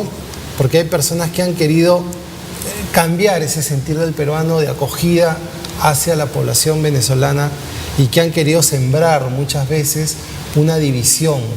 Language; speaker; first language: Spanish; native; Spanish